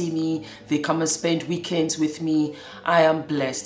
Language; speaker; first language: English; native; English